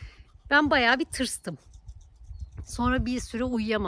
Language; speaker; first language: Turkish; native; Turkish